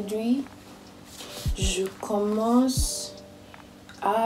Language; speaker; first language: French; non-native, learner; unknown